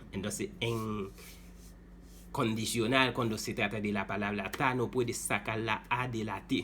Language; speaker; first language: Spanish; non-native, fluent; Haitian Creole